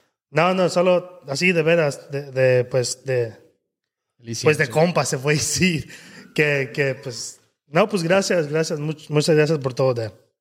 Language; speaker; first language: Spanish; early bilingual, heritage; Spanish